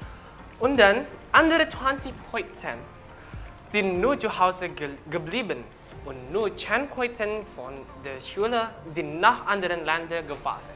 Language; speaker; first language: German; non-native, learner; Indonesian